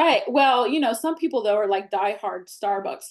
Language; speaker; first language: English; native; English